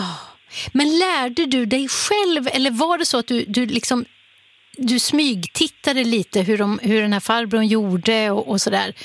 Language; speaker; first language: Swedish; native; Swedish